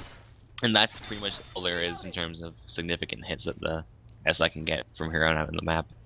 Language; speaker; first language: English; native; English